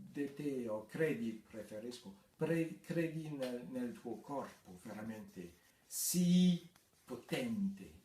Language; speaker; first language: Italian; non-native, fluent; French